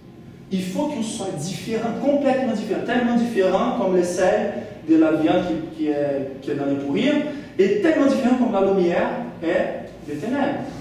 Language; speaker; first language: French; non-native, fluent; Portuguese